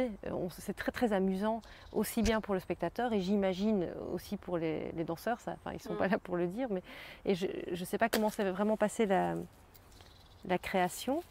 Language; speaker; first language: French; native; French